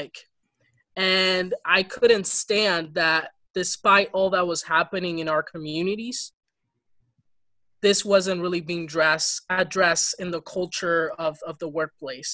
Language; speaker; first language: English; early bilingual, other home language; Spanish